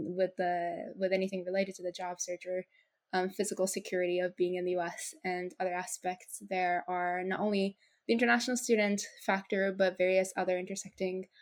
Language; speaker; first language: English; non-native, fluent; Japanese